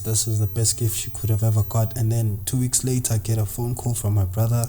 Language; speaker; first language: English; non-native, local second language; Zulu